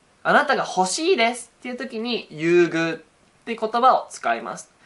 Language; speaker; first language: Japanese; native; Japanese